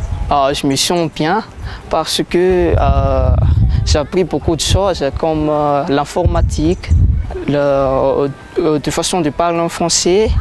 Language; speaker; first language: French; non-native, local second language; Malagasy